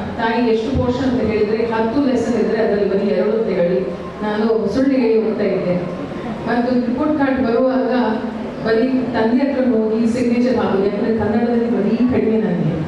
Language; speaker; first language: Kannada; native; Kannada